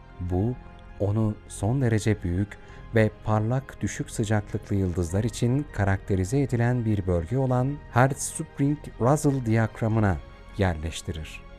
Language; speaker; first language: Turkish; native; Turkish